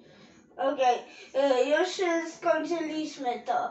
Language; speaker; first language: Polish; non-native, learner; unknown